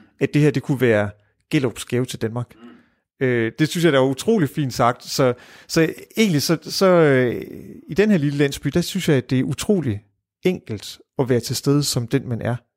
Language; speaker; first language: Danish; native; Danish